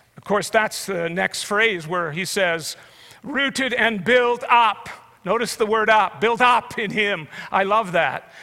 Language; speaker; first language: English; native; English